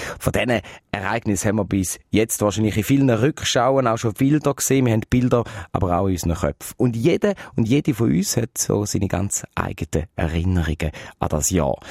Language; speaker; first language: German; native; German